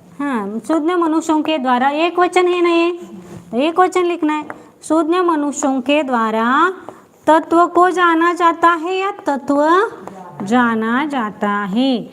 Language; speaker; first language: Hindi; non-native, local second language; Marathi